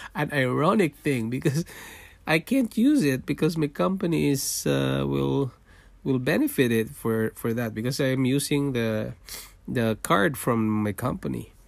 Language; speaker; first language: English; non-native, local second language; Filipino